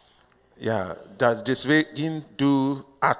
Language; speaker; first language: German; non-native, learner; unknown